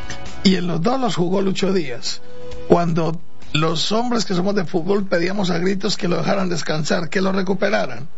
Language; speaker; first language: Spanish; native; Spanish